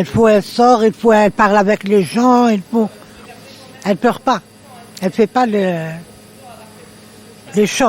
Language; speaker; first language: French; non-native, learner; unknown